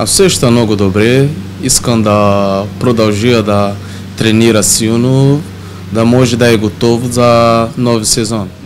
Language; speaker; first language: Bulgarian; non-native, learner; Portuguese